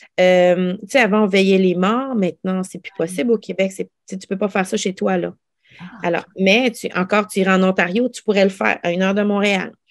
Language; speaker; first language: French; early bilingual, other home language; Lao